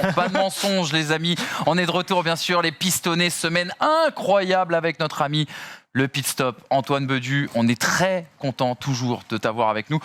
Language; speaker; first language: French; native; French